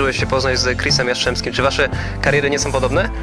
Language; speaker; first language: Polish; native; Polish